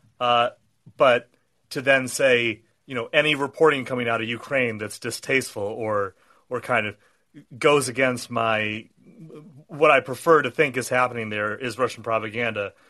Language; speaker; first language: English; native; English